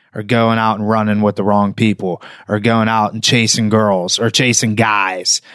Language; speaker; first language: English; native; English